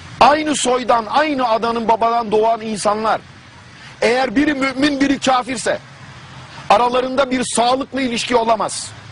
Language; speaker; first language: Turkish; non-native, fluent; German